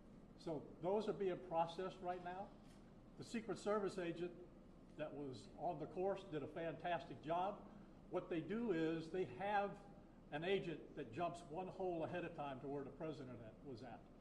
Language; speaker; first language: English; native; English